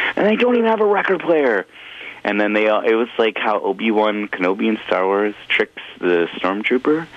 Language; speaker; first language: English; native; English